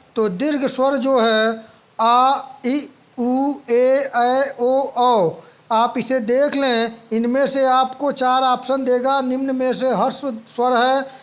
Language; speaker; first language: Hindi; native; Hindi